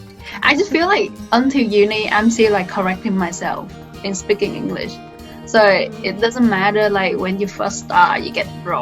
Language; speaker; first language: English; non-native, fluent; Vietnamese